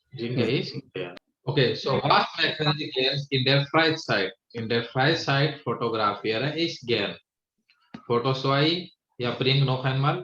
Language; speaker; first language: German; non-native, fluent; Hindi